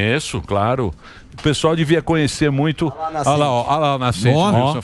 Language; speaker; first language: Portuguese; native; Portuguese